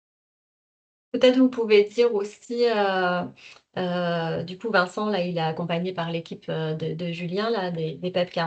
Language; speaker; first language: French; native; French